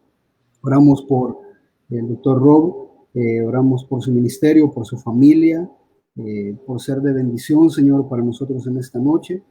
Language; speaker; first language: Spanish; native; Spanish